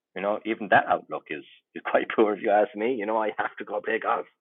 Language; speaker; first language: English; native; English